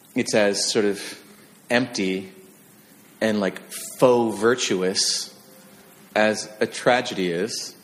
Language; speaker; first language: English; native; English